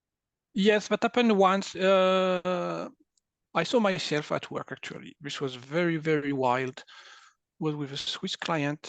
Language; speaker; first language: English; non-native, fluent; French